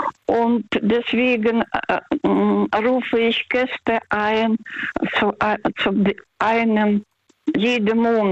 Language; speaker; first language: German; non-native, fluent; Russian